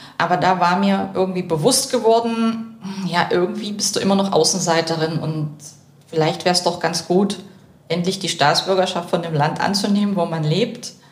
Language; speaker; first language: German; early bilingual, other home language; Russian